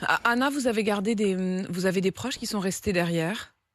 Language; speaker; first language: French; native; French